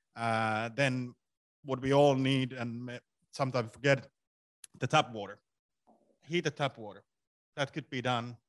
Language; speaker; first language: English; non-native, fluent; Finnish